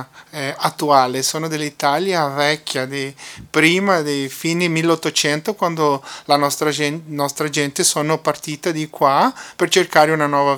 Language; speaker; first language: Italian; non-native, fluent; Portuguese